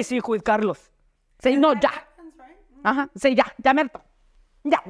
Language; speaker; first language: Spanish; early bilingual, other home language; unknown